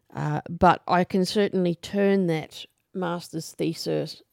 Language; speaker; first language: English; native; English